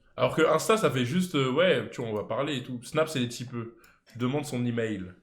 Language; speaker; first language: French; native; French